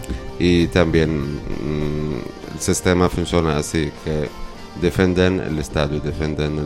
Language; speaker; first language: Spanish; non-native, learner; Arabic